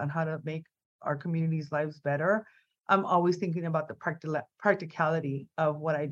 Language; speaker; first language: English; non-native, fluent; Spanish